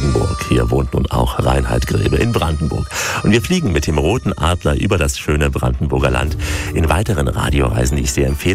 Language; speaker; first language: German; native; German